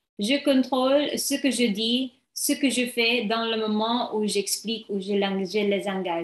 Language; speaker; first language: French; non-native, learner; English